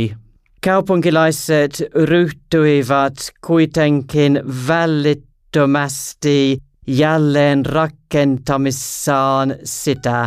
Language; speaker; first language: Finnish; non-native, learner; English